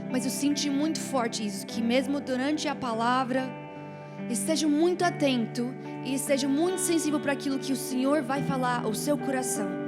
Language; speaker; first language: Portuguese; non-native, fluent; English